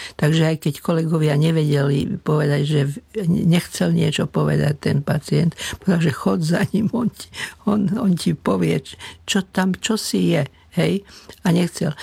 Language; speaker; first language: Slovak; native; Slovak